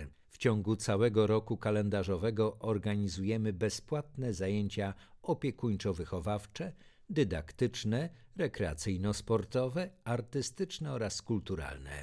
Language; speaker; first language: Polish; native; Polish